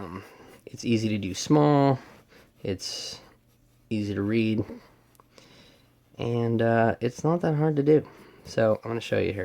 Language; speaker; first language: English; native; English